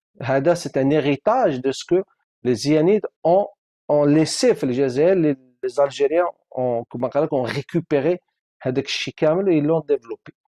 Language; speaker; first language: French; non-native, local second language; Arabic